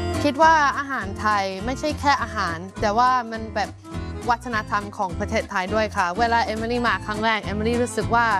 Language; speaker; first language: Thai; non-native, fluent; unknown